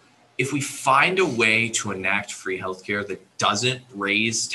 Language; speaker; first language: English; native; English